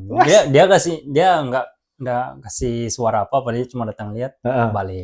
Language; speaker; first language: Indonesian; early bilingual, heritage; Japanese